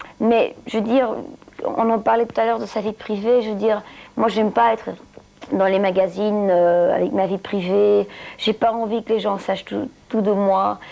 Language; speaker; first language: French; non-native, local second language; Dutch